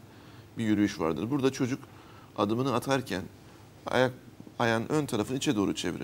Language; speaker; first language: Turkish; native; Turkish